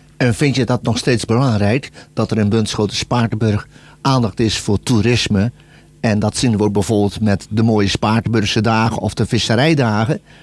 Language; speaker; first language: Dutch; native; Dutch